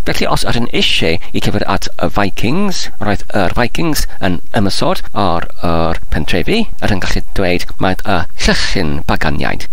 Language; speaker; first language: Welsh; non-native, learner; English